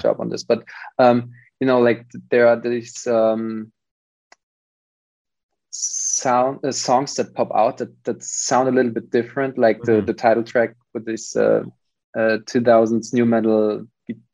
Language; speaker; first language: English; non-native, fluent; German